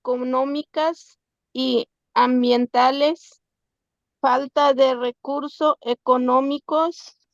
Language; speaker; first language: Spanish; non-native, local second language; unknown